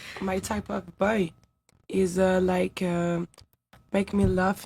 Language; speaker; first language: English; non-native, learner; French